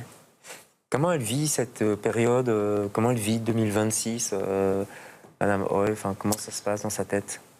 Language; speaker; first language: French; native; French